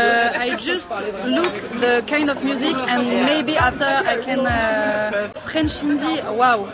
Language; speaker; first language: English; non-native, learner; French